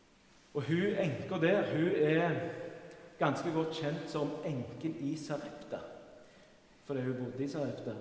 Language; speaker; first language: Norwegian; native; Norwegian